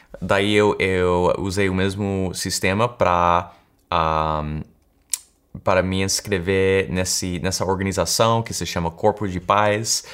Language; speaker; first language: Portuguese; early bilingual, heritage; English